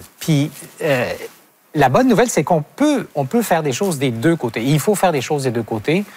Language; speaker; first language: French; native; French